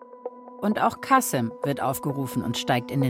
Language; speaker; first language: German; native; German